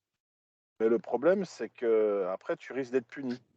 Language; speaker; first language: French; native; French